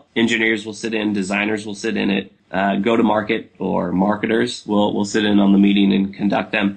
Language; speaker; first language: English; native; English